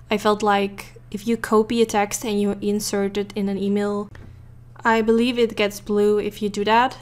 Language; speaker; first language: English; non-native, fluent; Dutch